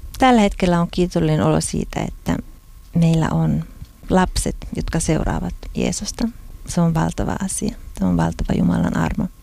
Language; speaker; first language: Finnish; early bilingual, heritage; Finnish